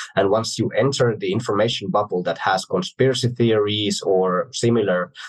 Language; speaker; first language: English; non-native, fluent; Finnish